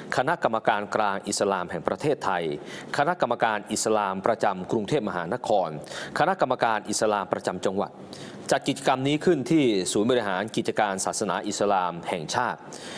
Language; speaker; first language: Thai; native; Thai